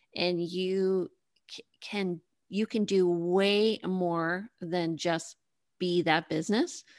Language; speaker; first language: English; native; English